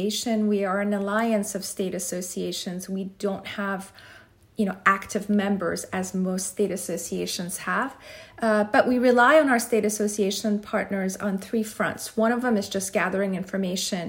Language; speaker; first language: English; non-native, fluent; Persian